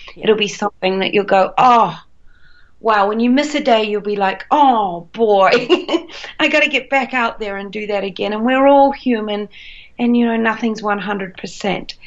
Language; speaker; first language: English; native; English